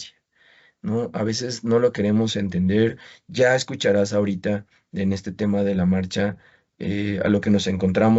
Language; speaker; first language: Spanish; native; Spanish